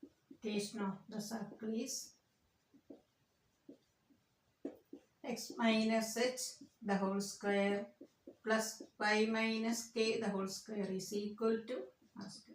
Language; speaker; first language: English; non-native, local second language; Malayalam